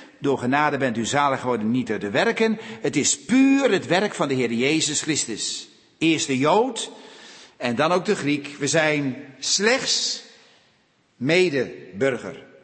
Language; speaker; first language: Dutch; native; Dutch